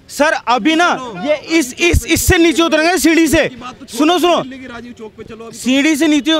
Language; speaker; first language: Hindi; native; Hindi